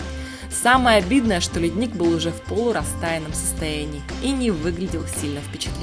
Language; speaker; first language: Russian; native; Russian